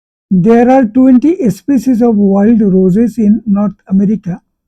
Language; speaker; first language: English; non-native, local second language; Bangla